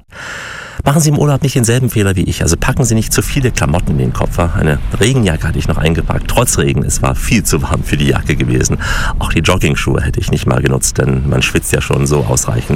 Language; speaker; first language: German; native; German